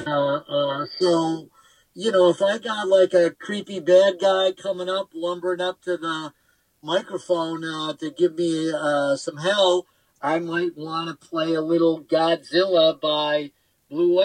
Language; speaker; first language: English; native; English